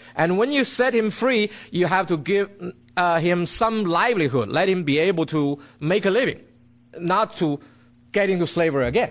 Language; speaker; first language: English; non-native, fluent; Chinese